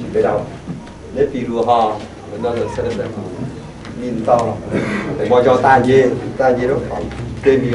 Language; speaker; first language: Hungarian; non-native, learner; Vietnamese